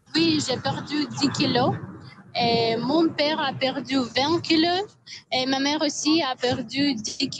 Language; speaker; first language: French; non-native, fluent; Russian